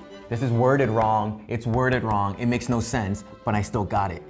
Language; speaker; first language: English; native; English